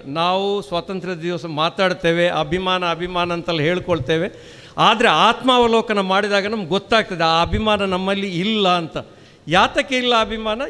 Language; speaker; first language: Kannada; non-native, local second language; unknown